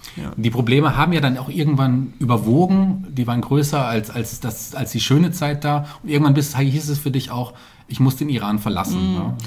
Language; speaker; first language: German; native; German